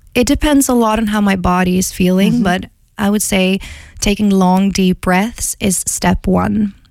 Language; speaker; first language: English; non-native, fluent; Swedish